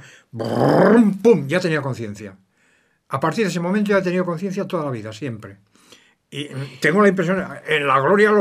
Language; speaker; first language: Spanish; native; Spanish